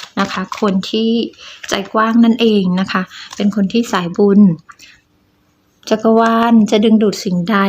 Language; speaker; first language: Thai; native; Thai